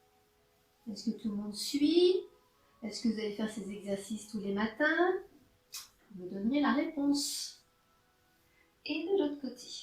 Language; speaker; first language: French; native; French